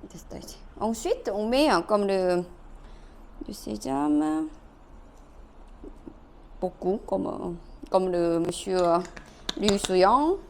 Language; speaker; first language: French; non-native, fluent; Korean